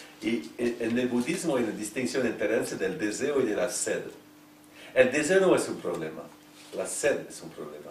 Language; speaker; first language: Spanish; non-native, fluent; French